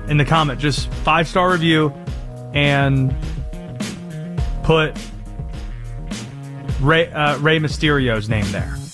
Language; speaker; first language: English; native; English